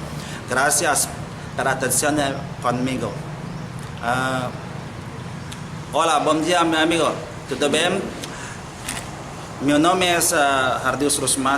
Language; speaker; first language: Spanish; non-native, learner; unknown